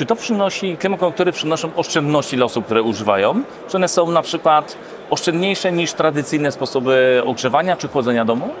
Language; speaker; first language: Polish; native; Polish